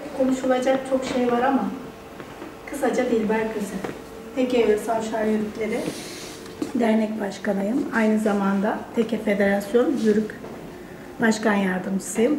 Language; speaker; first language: Turkish; native; Turkish